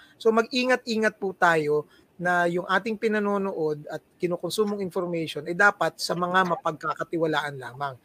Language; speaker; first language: Filipino; non-native, local second language; Cebuano